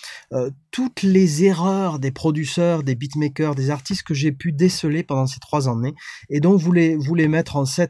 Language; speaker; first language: French; native; French